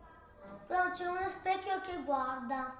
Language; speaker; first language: Italian; early bilingual, other home language; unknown